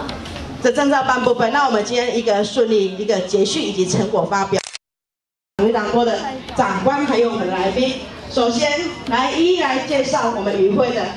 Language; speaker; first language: Chinese; native; Chinese